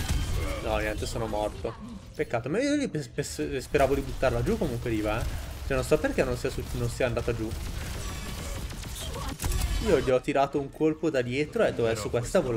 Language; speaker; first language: Italian; native; Italian